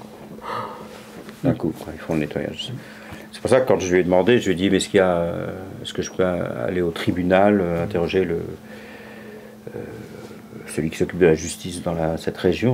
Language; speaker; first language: French; native; French